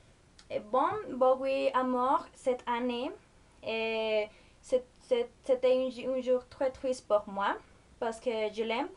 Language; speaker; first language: French; non-native, learner; Spanish